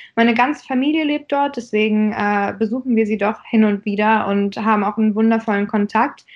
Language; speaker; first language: German; early bilingual, other home language; Russian